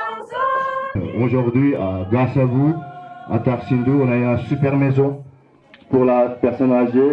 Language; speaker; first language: French; non-native, learner; Sherpa